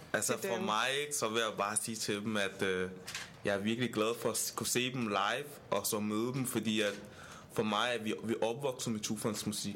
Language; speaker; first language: Danish; non-native, fluent; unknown